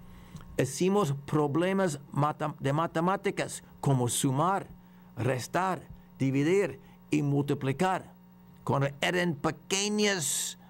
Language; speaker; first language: Spanish; non-native, fluent; English